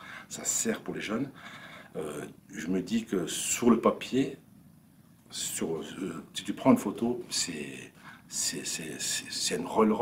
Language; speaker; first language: French; native; French